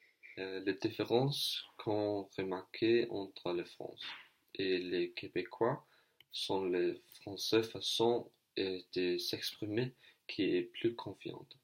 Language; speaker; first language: French; non-native, learner; Danish